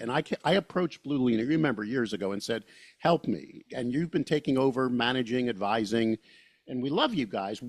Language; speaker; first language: English; native; English